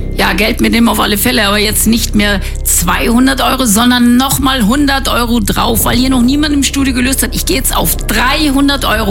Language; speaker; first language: German; native; German